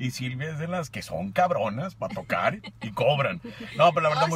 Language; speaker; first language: Spanish; native; Spanish